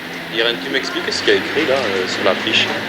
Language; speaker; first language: French; native; French